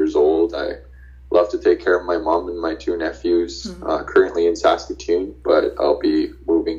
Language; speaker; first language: English; native; English